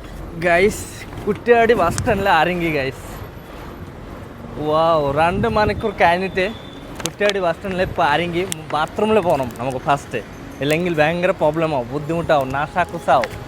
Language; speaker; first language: Malayalam; non-native, learner; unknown